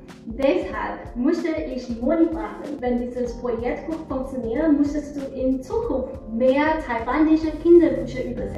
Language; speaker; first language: German; non-native, learner; Chinese